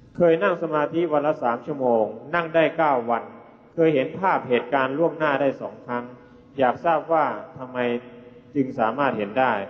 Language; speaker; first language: Thai; native; Thai